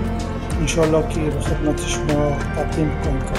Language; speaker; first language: Persian; native; Persian